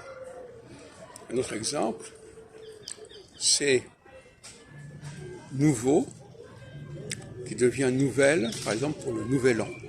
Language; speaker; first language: French; native; French